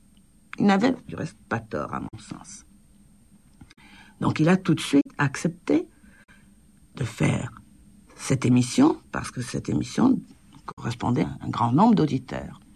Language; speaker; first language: French; native; French